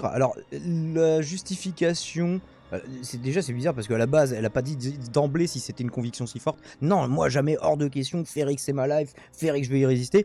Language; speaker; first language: French; native; French